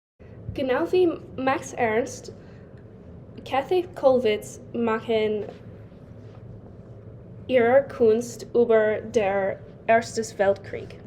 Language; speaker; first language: German; non-native, learner; English